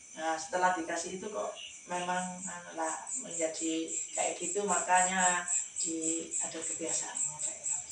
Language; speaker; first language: Indonesian; non-native, local second language; Javanese